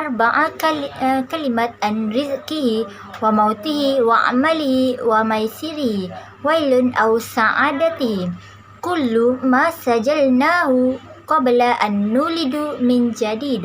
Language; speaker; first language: Arabic; non-native, learner; Malay